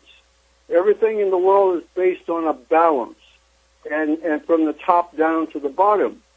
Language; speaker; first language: English; native; English